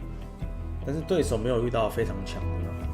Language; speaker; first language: Chinese; native; Chinese